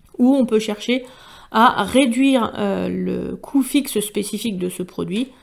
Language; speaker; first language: French; native; French